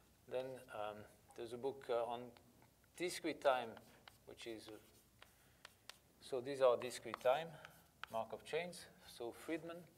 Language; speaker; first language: English; non-native, fluent; Portuguese